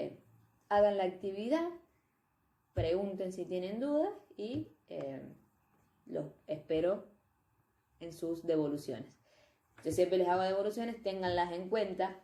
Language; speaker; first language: Spanish; native; Spanish